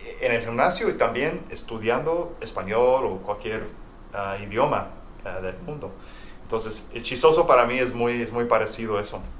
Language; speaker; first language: Spanish; non-native, fluent; English